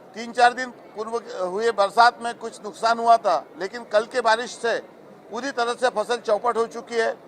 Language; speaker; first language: Hindi; non-native, local second language; Marathi